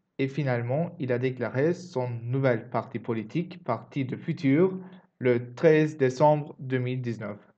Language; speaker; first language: French; non-native, learner; Turkish